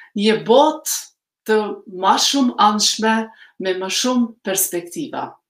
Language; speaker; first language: Albanian; early bilingual, heritage; Albanian